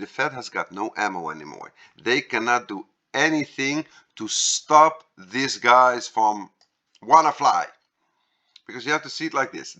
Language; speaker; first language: English; non-native, fluent; Dutch